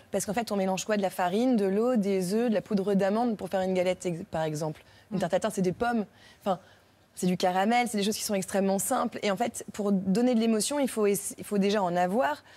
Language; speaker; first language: French; native; French